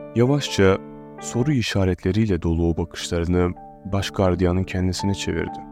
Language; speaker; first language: Turkish; native; Turkish